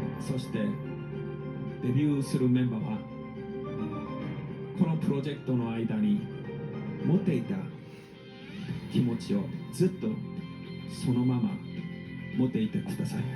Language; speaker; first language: Japanese; non-native, fluent; Korean